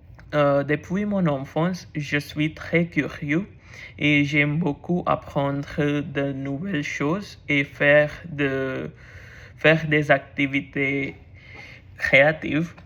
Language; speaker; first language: French; non-native, learner; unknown